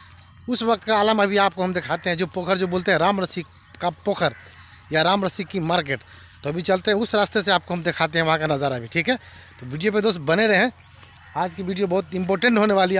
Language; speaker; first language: Hindi; native; Hindi